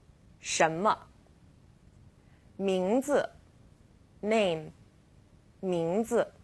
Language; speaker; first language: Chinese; non-native, fluent; English